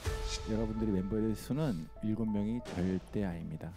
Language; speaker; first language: Korean; native; Korean